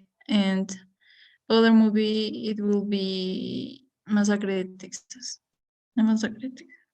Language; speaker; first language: English; non-native, learner; Spanish